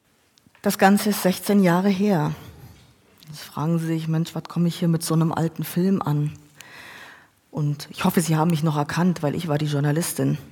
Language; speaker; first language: German; native; German